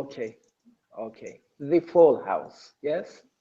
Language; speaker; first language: English; non-native, learner; Persian